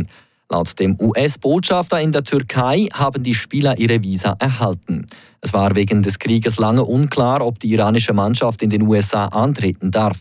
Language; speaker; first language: German; native; German